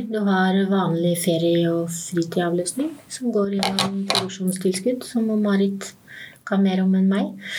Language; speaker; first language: Norwegian; native; Norwegian